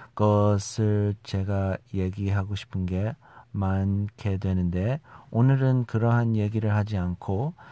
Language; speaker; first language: Korean; non-native, fluent; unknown